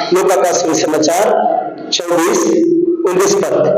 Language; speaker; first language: Hindi; non-native, local second language; Telugu